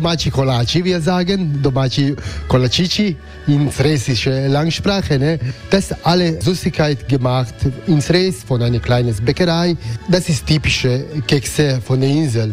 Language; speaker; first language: German; non-native, learner; Croatian